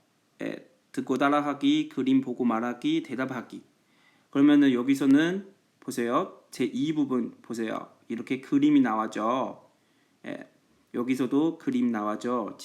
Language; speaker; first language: Korean; non-native, fluent; Chinese